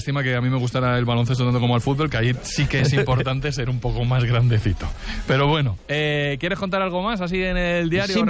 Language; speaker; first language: Spanish; native; Spanish